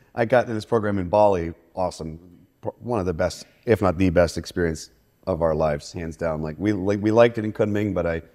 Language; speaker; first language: English; native; English